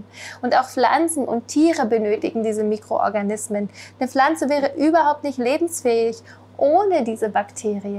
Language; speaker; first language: German; native; German